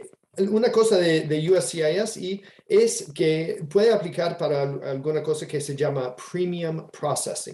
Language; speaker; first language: Spanish; non-native, fluent; English